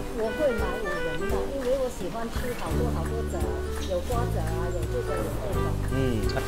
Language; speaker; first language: Chinese; early bilingual, heritage; Chinese